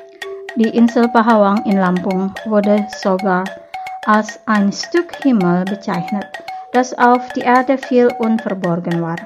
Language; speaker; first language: German; non-native, fluent; Indonesian